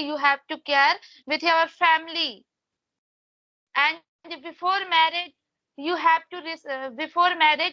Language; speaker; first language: English; non-native, learner; Hindi